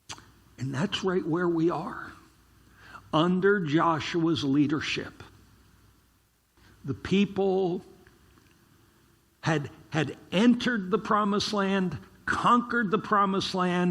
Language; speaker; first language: English; native; English